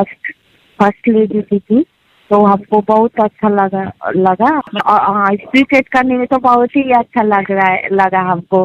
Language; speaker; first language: Hindi; non-native, local second language; Nepali